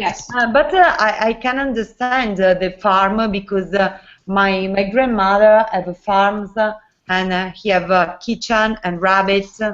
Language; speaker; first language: English; non-native, learner; Italian